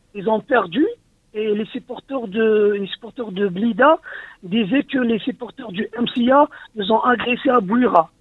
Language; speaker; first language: French; non-native, local second language; Arabic